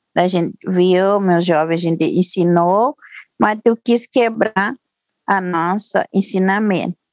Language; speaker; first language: Portuguese; non-native, local second language; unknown